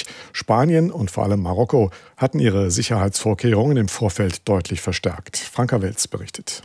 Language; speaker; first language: German; native; German